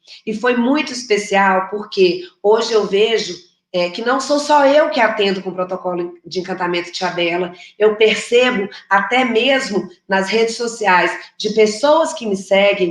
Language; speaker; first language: Portuguese; native; Portuguese